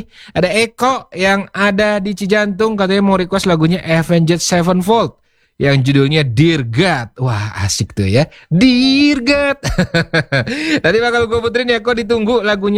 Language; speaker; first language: Indonesian; native; Indonesian